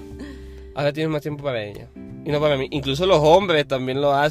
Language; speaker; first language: Spanish; native; Spanish